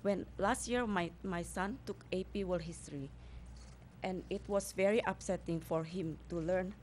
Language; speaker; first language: English; non-native, fluent; Indonesian